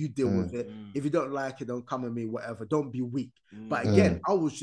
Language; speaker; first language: English; non-native, fluent; Arabic